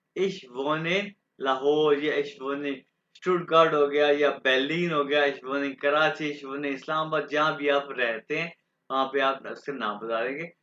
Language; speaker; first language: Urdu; non-native, local second language; Punjabi